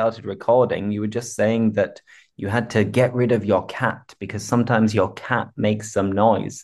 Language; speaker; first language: English; native; English